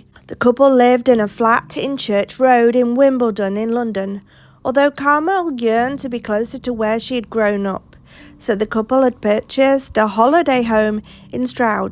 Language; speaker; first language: English; native; English